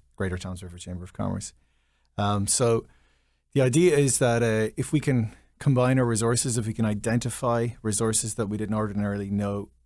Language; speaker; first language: English; native; English